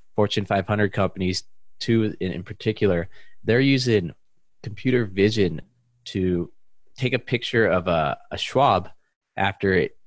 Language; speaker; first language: English; native; English